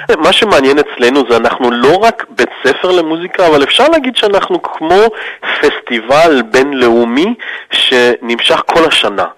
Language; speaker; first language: Hebrew; early bilingual, heritage; Hebrew